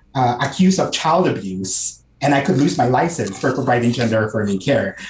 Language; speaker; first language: English; non-native, local second language; Filipino